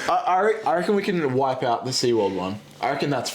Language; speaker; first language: English; native; English